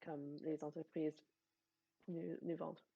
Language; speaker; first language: French; non-native, fluent; English